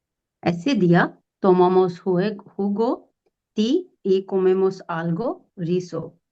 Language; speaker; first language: Spanish; non-native, learner; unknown